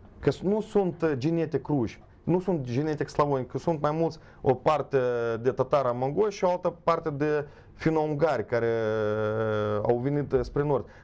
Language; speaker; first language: Romanian; non-native, local second language; Ukrainian